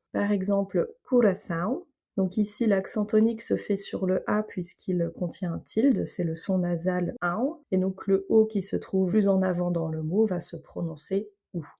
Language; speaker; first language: French; native; French